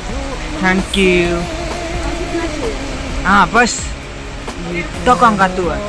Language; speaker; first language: Hindi; non-native, local second language; Khasi